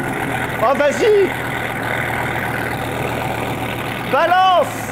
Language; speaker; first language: French; native; French